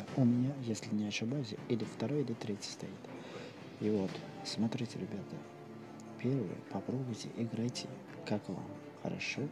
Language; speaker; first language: Russian; non-native, local second language; Uzbek